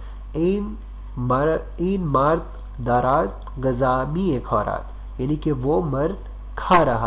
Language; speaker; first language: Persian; non-native, learner; Urdu